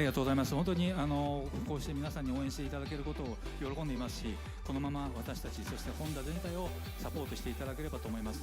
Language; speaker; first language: Japanese; native; Japanese